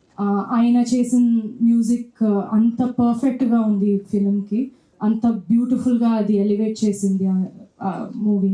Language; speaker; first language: Telugu; non-native, fluent; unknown